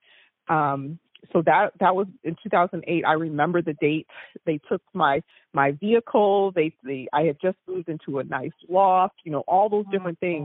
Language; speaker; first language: English; native; English